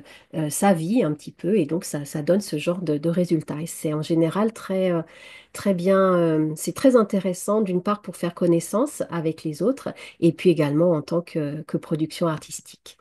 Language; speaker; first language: French; native; French